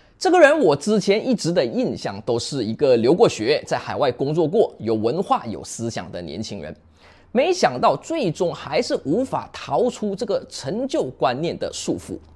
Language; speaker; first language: Chinese; native; Chinese